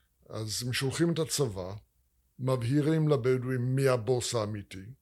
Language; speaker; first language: Hebrew; non-native, fluent; English